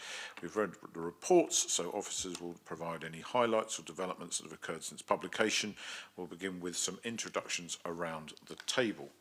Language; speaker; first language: English; native; English